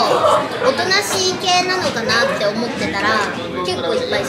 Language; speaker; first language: Japanese; native; Japanese